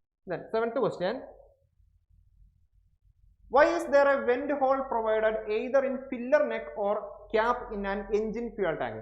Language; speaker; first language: English; non-native, local second language; Malayalam